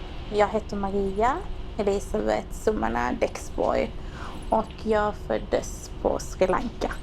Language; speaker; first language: Swedish; native; Swedish